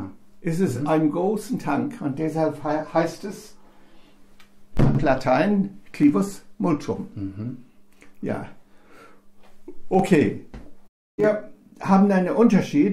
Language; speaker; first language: German; non-native, fluent; English